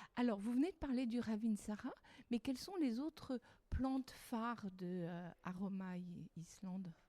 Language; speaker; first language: French; non-native, fluent; English